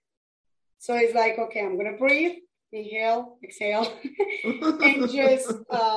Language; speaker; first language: English; non-native, fluent; Spanish